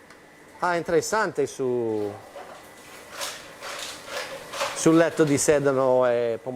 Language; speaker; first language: Italian; non-native, fluent; English